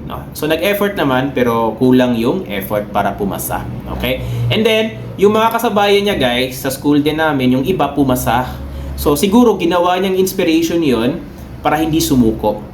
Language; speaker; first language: Filipino; non-native, local second language; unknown